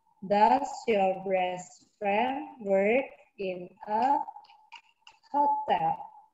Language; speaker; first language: English; non-native, fluent; Indonesian